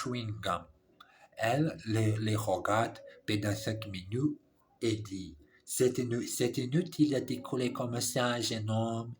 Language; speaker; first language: French; non-native, learner; English